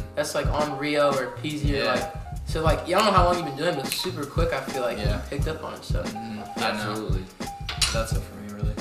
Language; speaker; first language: English; native; English